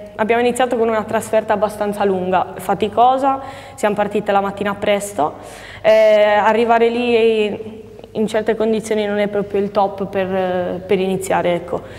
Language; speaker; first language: Italian; native; Italian